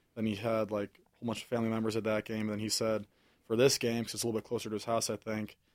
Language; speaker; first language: English; native; English